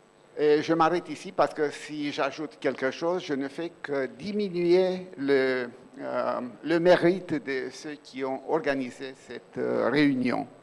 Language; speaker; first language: French; non-native, fluent; Romanian